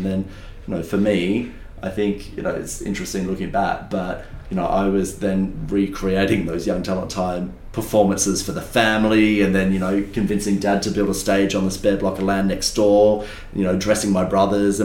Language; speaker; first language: English; native; English